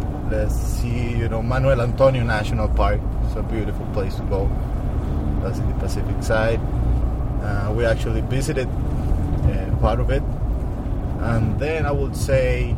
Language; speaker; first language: English; non-native, fluent; Spanish